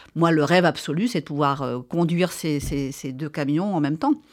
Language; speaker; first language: French; native; French